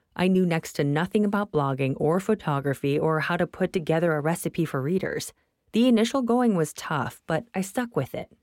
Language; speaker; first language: English; non-native, local second language; Tamil